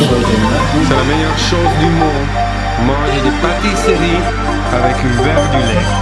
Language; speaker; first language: French; non-native, learner; Spanish